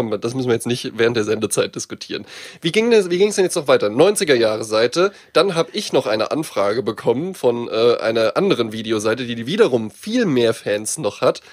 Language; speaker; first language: German; native; German